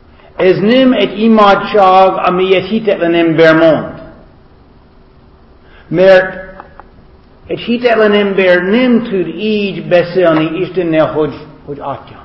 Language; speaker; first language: Hungarian; non-native, learner; English